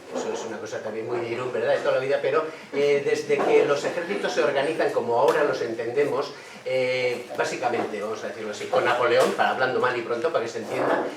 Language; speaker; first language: Spanish; native; Spanish